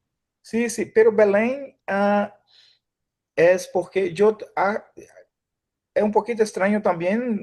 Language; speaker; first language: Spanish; non-native, fluent; Portuguese